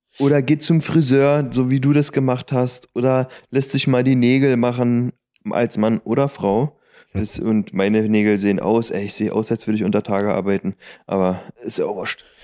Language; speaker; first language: German; native; German